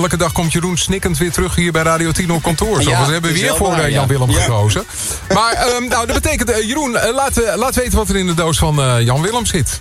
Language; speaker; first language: Dutch; native; Dutch